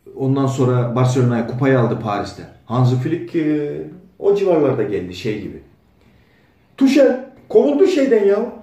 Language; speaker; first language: Turkish; native; Turkish